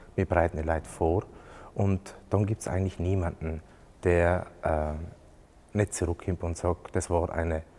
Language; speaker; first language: German; native; German